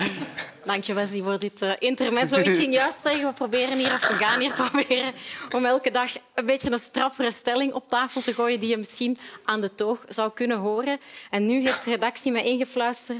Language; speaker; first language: Dutch; native; Dutch